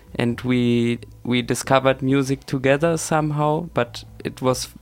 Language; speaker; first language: English; non-native, fluent; German